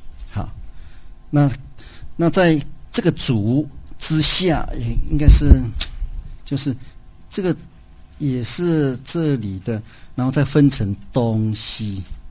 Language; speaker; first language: Chinese; native; Chinese